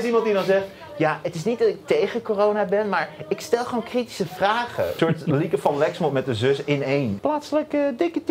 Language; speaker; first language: Dutch; native; Dutch